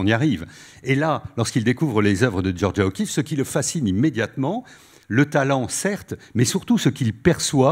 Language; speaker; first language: French; native; French